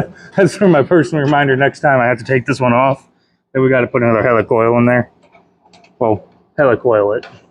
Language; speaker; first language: English; native; English